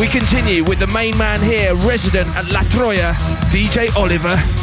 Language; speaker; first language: English; native; English